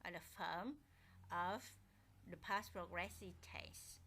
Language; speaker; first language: English; non-native, fluent; Vietnamese